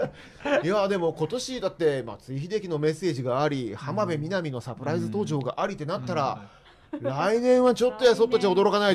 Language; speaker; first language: Japanese; native; Japanese